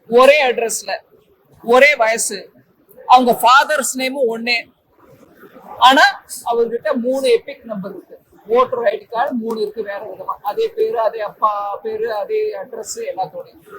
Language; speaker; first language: Tamil; native; Tamil